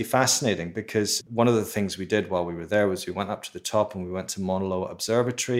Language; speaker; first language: English; native; English